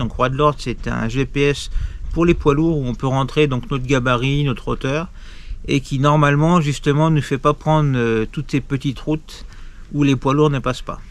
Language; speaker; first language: French; native; French